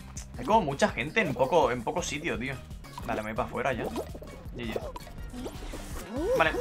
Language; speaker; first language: Spanish; native; Spanish